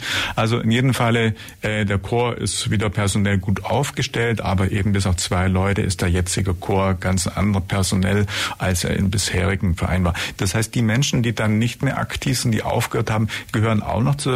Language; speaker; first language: German; native; German